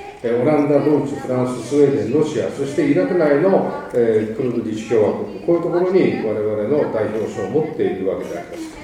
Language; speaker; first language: Japanese; native; Japanese